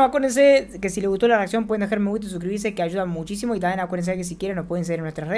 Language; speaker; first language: Spanish; native; Spanish